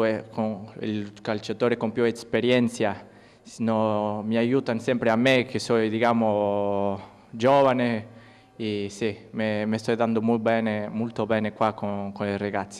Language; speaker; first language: Italian; non-native, learner; Spanish